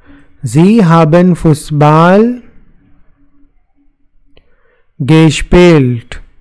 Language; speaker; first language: German; non-native, fluent; Hindi